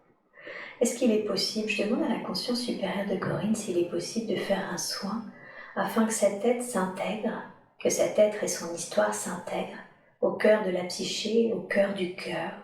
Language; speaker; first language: French; native; French